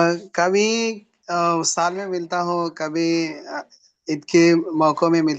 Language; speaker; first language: Hindi; non-native, learner; Bangla